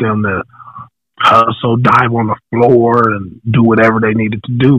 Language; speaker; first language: English; native; English